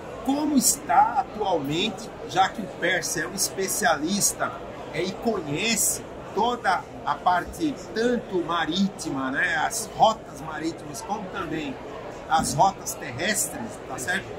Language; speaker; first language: Portuguese; native; Portuguese